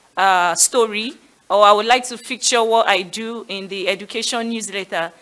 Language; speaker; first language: English; non-native, local second language; Yoruba